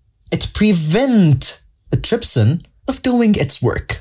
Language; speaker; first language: English; non-native, fluent; Arabic